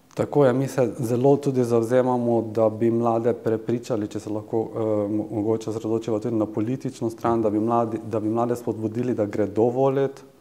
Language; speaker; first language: Slovenian; native; Slovenian